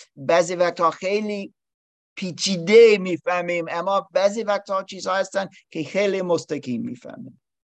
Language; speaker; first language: Persian; non-native, learner; English